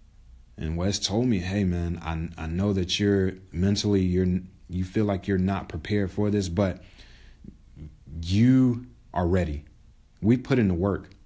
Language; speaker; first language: English; native; English